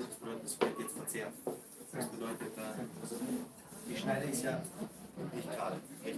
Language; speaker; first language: German; native; German